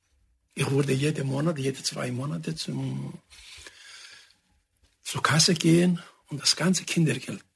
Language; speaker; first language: German; non-native, fluent; Greek